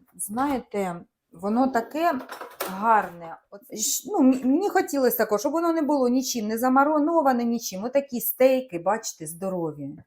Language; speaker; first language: Ukrainian; non-native, local second language; Russian